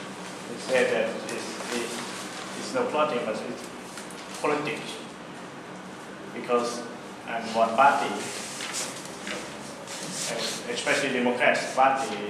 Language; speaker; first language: English; non-native, learner; Thai